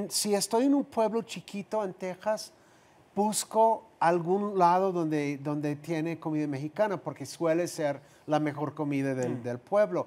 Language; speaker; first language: Spanish; non-native, fluent; English